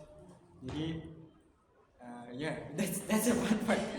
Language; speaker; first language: English; non-native, learner; Indonesian